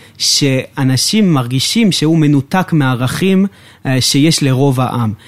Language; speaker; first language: Hebrew; non-native, fluent; French